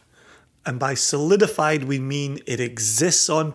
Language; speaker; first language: English; native; English